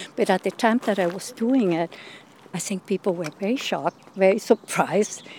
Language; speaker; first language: English; non-native, fluent; Spanish